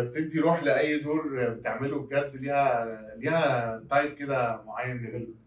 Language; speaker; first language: Arabic; native; Arabic